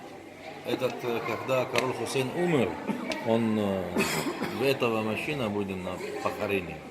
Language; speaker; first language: Russian; non-native, learner; Arabic